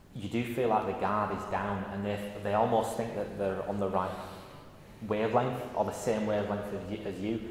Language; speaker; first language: English; native; English